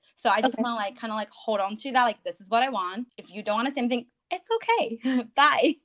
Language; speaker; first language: English; non-native, fluent; Chinese